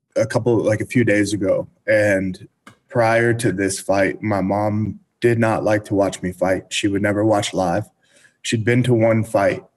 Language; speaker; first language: English; native; English